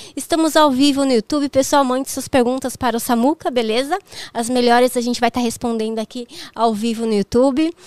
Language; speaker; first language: Portuguese; native; Portuguese